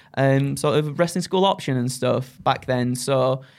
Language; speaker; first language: English; native; English